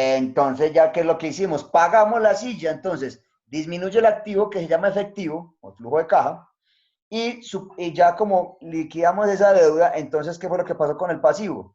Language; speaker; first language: Spanish; native; Spanish